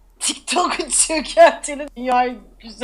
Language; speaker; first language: Turkish; native; Turkish